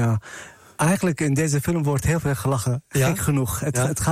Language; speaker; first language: Dutch; non-native, fluent; Arabic